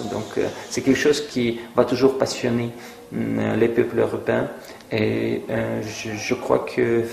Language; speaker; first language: French; non-native, fluent; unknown